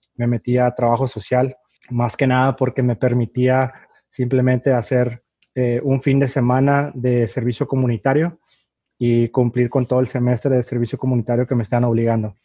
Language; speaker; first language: Spanish; native; Spanish